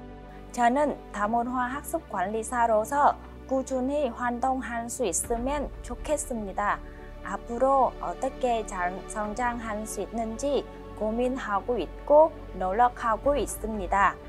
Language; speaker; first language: Korean; non-native, fluent; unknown